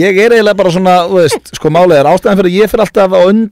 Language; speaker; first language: Icelandic; native; Icelandic